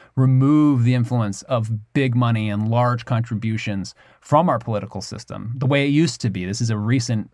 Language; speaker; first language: English; native; English